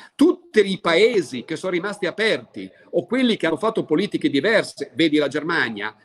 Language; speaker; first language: Italian; native; Italian